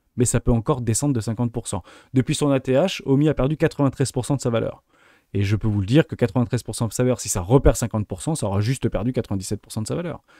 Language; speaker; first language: French; native; French